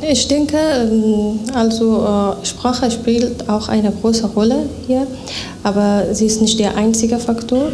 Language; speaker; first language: German; non-native, fluent; Persian